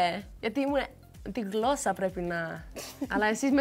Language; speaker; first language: Greek; early bilingual, heritage; Greek